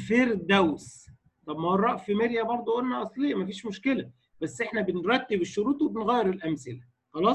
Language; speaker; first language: Arabic; native; Arabic